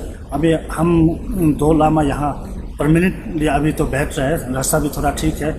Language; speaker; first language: Hindi; non-native, local second language; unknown